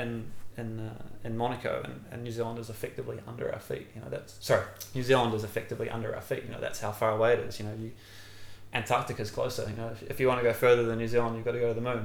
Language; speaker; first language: English; native; English